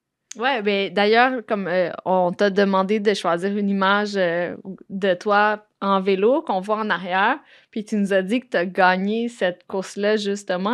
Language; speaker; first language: French; native; French